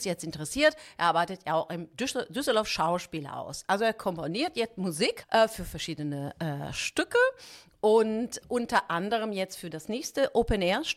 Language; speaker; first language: German; non-native, fluent; Italian